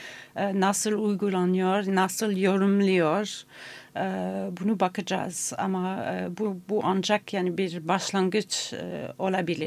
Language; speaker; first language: Turkish; non-native, fluent; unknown